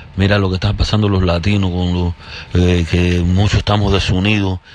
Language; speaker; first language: Spanish; native; Spanish